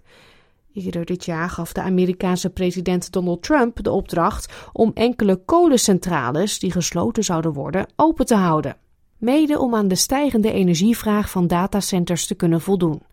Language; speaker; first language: Dutch; native; Dutch